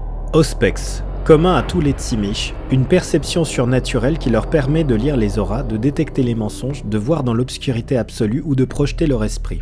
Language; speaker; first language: French; native; French